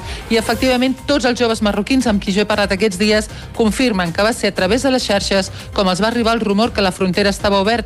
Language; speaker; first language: Catalan; native; Catalan